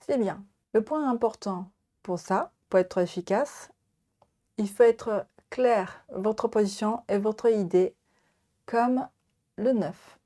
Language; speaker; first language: French; non-native, learner; Japanese